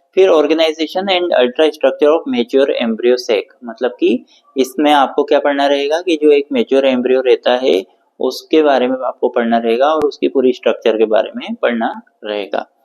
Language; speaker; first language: Hindi; native; Hindi